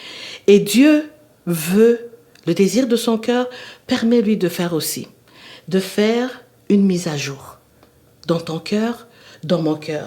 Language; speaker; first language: French; native; French